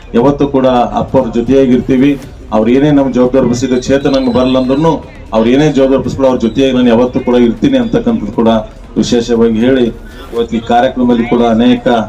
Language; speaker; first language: Kannada; native; Kannada